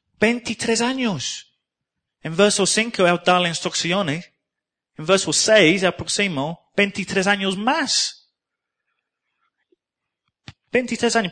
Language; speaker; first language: Spanish; non-native, learner; English